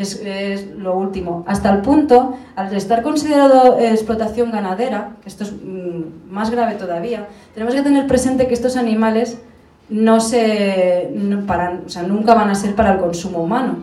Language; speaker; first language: Spanish; native; Spanish